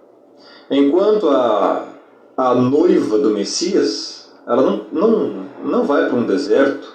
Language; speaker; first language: Portuguese; native; Portuguese